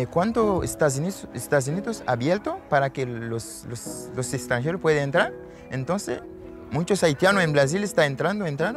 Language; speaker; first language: Spanish; non-native, learner; Haitian Creole